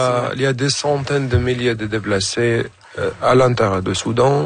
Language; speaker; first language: French; non-native, fluent; Arabic